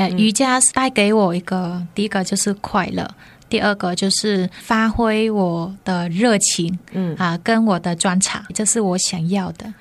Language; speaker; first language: Chinese; non-native, fluent; Vietnamese